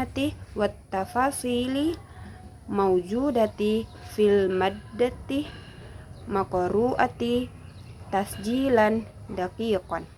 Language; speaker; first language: Arabic; non-native, learner; Indonesian